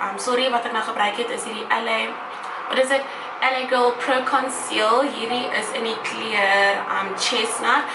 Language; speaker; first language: Afrikaans; native; Afrikaans